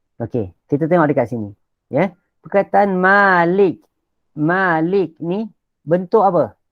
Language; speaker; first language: Malay; native; Malay